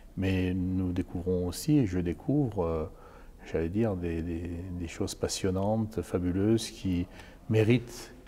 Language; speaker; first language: French; native; French